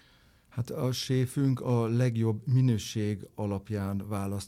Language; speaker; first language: Hungarian; non-native, fluent; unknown